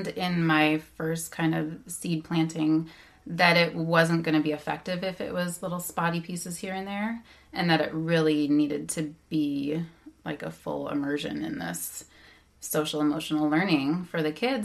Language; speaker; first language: English; native; English